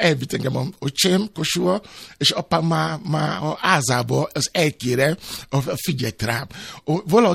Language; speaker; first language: Hungarian; non-native, learner; Albanian